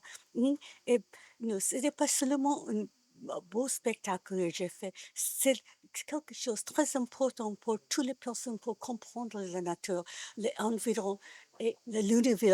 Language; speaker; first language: French; non-native, learner; Japanese